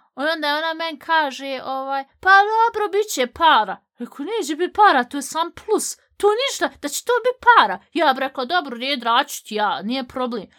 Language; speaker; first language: Bosnian; native; Bosnian